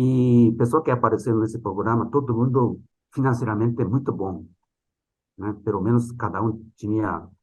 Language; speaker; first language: Portuguese; non-native, fluent; Japanese